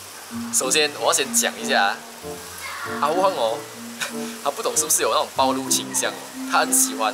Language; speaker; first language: Chinese; native; Chinese